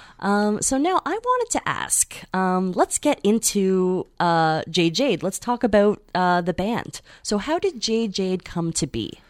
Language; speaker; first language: English; native; English